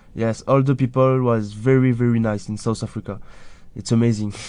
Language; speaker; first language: English; non-native, learner; French